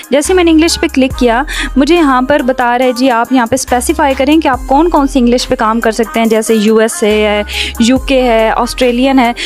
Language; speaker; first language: Urdu; non-native, local second language; Punjabi